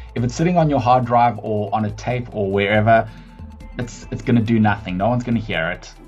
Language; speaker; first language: English; native; English